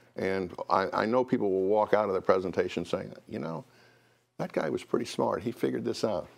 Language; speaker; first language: English; native; English